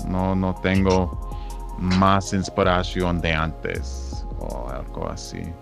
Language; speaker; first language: Spanish; non-native, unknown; English